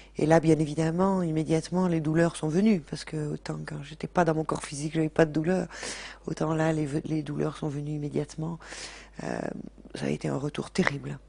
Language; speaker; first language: French; native; French